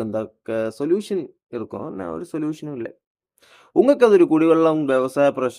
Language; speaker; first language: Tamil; non-native, learner; Malayalam